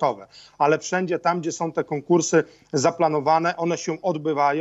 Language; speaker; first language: Polish; native; Polish